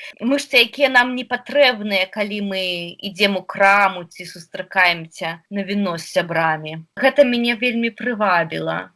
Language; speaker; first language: Belarusian; non-native, local second language; Russian